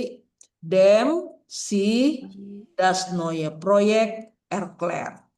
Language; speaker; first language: German; non-native, fluent; Indonesian